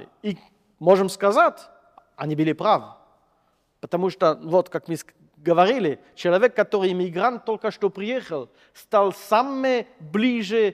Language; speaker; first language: Russian; non-native, fluent; French